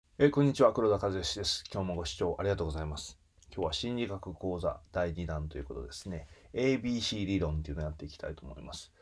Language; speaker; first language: Japanese; native; Japanese